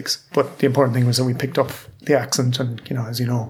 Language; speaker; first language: English; native; English